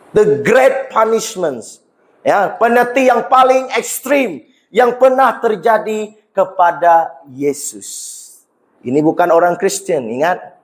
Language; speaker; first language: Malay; non-native, local second language; Iban